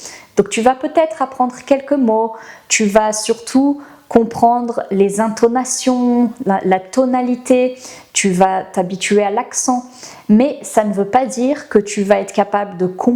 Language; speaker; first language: French; native; French